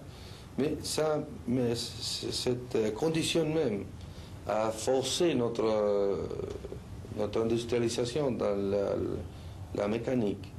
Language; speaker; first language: French; non-native, local second language; Spanish